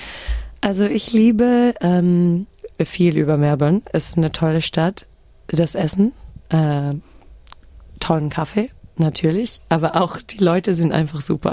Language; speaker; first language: German; early bilingual, heritage; German